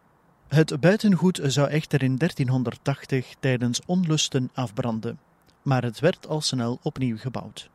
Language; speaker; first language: Dutch; native; Dutch